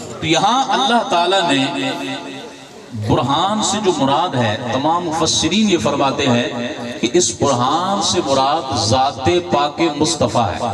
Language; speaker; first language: Urdu; non-native, local second language; Punjabi